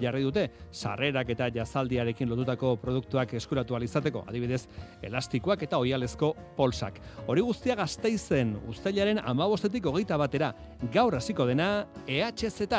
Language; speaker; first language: Basque; native; Basque